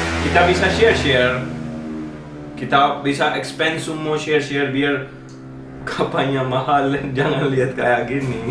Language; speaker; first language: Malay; non-native, learner; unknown